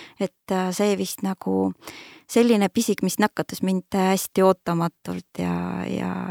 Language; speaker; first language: Estonian; non-native, local second language; Russian